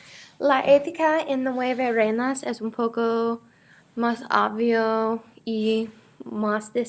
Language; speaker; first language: Spanish; non-native, learner; English